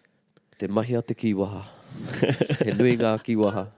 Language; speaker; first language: Māori; non-native, local second language; English